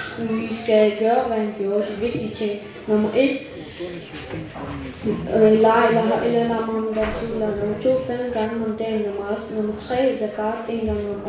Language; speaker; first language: Danish; early bilingual, other home language; Urdu